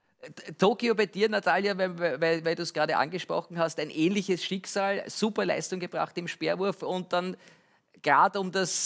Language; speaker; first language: German; native; German